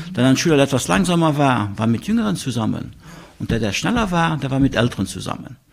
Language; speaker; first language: German; non-native, local second language; Luxembourgish